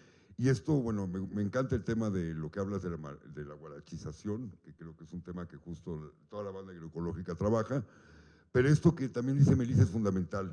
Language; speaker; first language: Spanish; native; Spanish